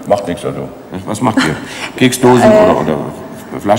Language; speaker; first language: German; native; German